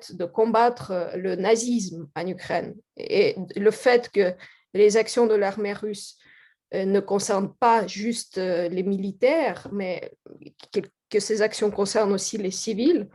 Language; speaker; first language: French; non-native, fluent; Russian